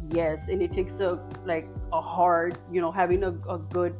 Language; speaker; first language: English; early bilingual, other home language; Spanish